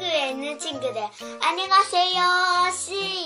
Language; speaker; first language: Korean; early bilingual, heritage; Korean